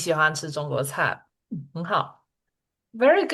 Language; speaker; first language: Chinese; non-native, fluent; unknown